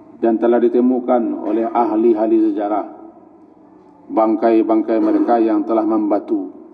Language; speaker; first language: Malay; non-native, local second language; Minangkabau